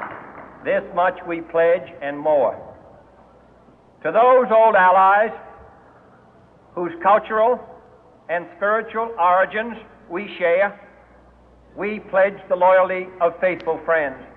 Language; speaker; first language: English; native; English